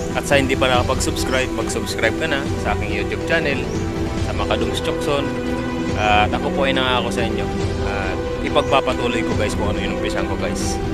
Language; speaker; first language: Filipino; non-native, local second language; Bikol